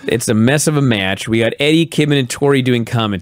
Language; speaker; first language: English; native; English